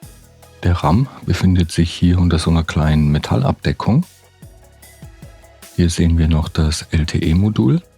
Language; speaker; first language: German; native; German